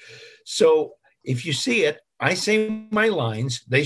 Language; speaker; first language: English; native; English